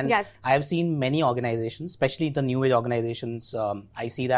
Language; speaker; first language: English; non-native, local second language; Gujarati